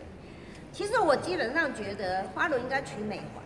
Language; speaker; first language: Chinese; non-native, fluent; Japanese